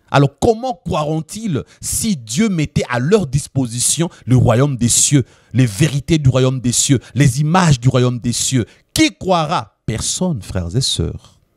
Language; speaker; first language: French; non-native, local second language; Lingala